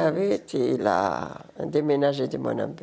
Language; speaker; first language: French; non-native, learner; Arabic